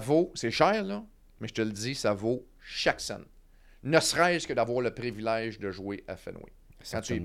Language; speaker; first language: French; native; French